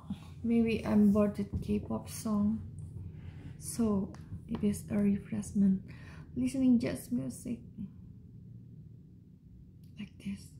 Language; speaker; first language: English; non-native, learner; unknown